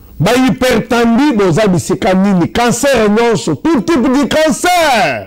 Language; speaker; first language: Lingala; non-native, local second language; Luba-Lulua